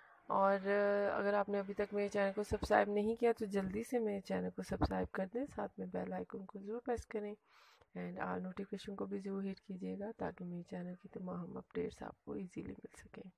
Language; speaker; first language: Hindi; native; Hindi